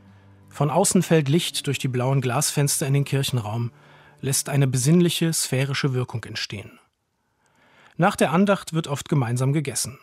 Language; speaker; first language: German; native; German